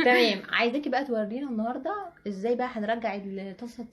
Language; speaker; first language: Arabic; native; Arabic